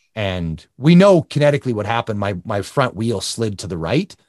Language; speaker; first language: English; native; English